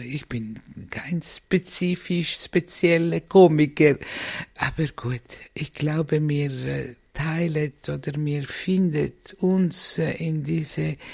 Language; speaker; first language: German; non-native, fluent; Italian